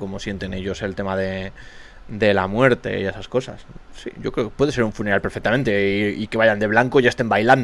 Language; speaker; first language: Spanish; native; Spanish